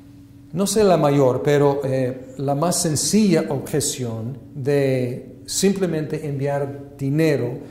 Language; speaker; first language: Spanish; non-native, fluent; English